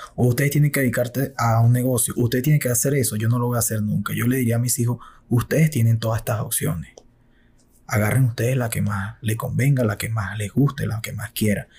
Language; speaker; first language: Spanish; native; Spanish